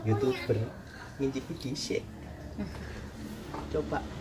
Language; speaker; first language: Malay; non-native, local second language; Javanese